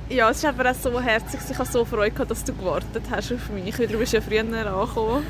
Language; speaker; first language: German; native; German